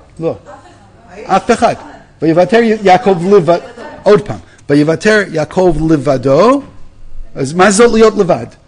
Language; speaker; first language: Hebrew; non-native, fluent; English